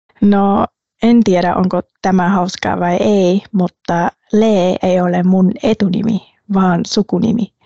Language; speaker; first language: Finnish; non-native, fluent; Vietnamese